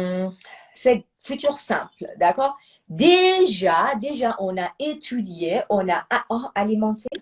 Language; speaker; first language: French; non-native, fluent; Persian